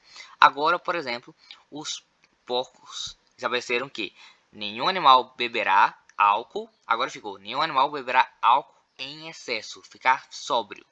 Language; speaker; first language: Portuguese; native; Portuguese